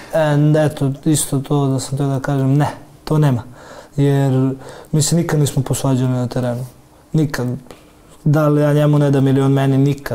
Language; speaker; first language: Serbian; early bilingual, heritage; Serbian